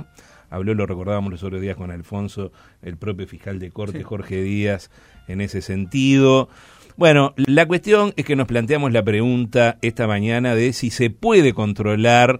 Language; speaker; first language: Spanish; native; Spanish